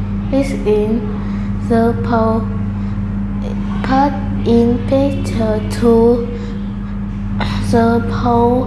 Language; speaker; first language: English; non-native, learner; Vietnamese